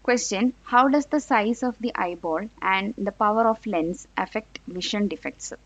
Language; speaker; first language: English; non-native, local second language; Malayalam